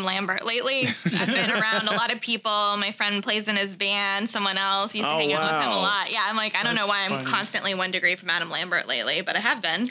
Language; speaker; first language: English; native; English